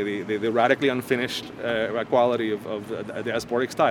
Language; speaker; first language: English; early bilingual, other home language; Spanish